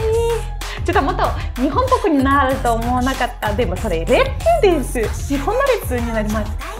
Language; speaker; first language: Japanese; non-native, fluent; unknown